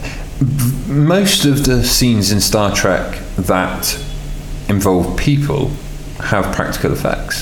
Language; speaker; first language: English; native; English